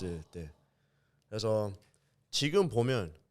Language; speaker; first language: Korean; early bilingual, heritage; English